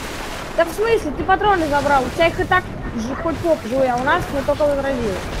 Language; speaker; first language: Russian; native; Russian